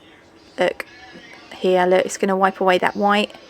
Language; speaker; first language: English; native; English